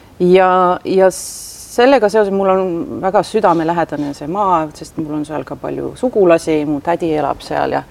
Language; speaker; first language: Estonian; non-native, local second language; Russian